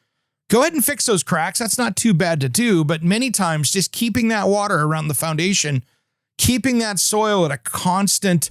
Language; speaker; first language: English; native; English